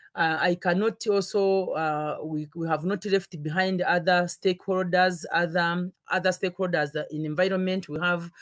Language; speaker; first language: English; non-native, local second language; Ganda